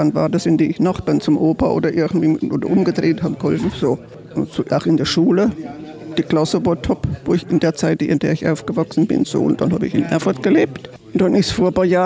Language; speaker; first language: German; native; German